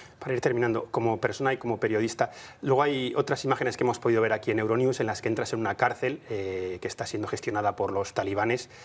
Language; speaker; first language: Spanish; native; Spanish